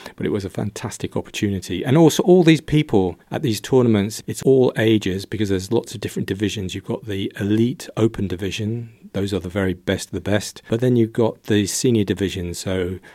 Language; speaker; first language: English; native; English